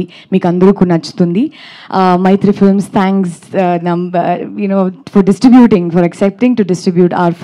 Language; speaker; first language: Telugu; non-native, learner; Kannada